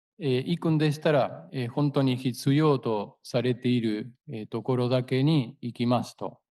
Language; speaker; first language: Japanese; non-native, fluent; Spanish